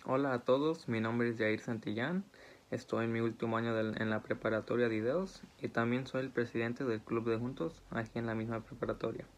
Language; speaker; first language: Spanish; early bilingual, heritage; Spanish